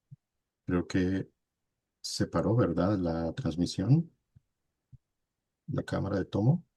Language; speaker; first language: Spanish; native; Spanish